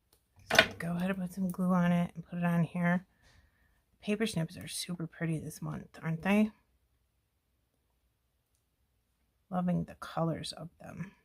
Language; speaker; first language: English; native; English